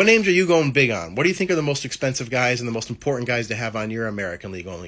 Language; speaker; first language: English; native; English